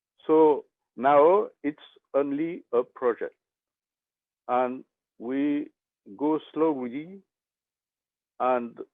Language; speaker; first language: English; non-native, learner; French